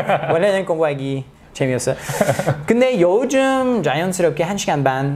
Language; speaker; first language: Korean; non-native, learner; English